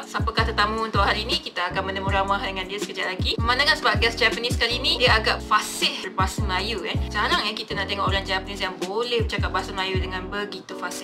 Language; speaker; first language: Malay; native; Malay